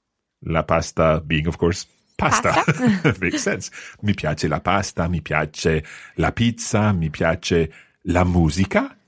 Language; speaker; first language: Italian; non-native, fluent; English